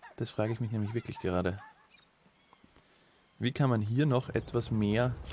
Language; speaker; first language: German; native; German